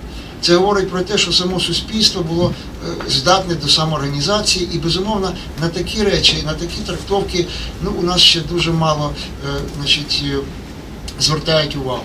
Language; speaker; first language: Ukrainian; native; Ukrainian